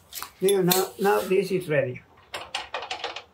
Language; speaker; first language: English; non-native, learner; Spanish